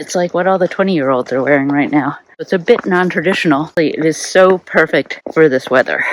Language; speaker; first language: English; native; English